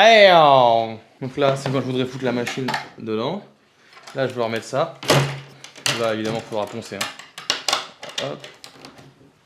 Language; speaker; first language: French; native; French